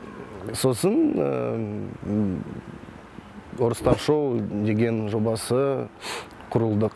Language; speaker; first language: Kazakh; non-native, local second language; Russian